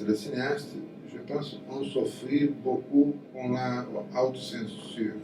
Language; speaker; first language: French; non-native, fluent; Portuguese